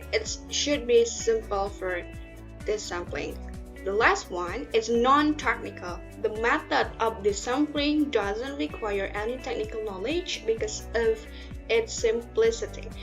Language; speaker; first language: English; non-native, learner; Indonesian